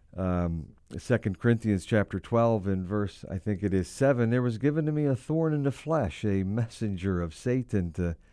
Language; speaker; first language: English; native; English